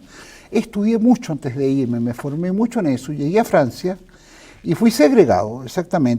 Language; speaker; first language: Spanish; native; Spanish